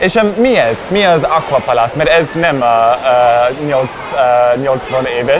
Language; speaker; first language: Hungarian; non-native, learner; English